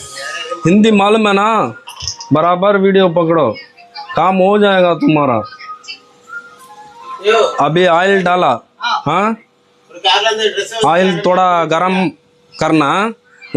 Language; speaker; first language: Hindi; non-native, local second language; Tamil